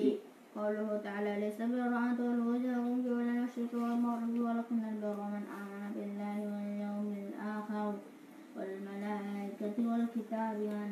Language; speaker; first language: Arabic; non-native, learner; Indonesian